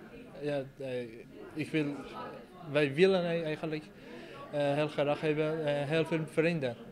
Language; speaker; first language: Dutch; non-native, learner; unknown